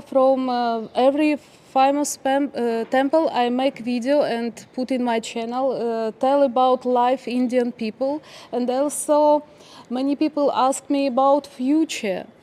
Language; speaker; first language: English; non-native, learner; Ukrainian